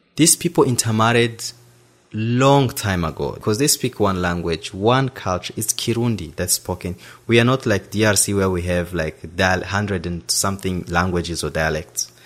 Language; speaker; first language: English; non-native, fluent; Rundi